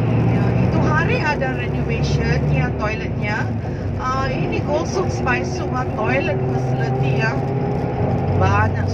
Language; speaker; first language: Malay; non-native, learner; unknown